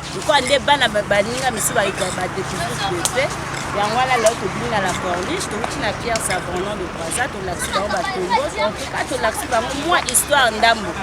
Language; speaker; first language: Lingala; native; Lingala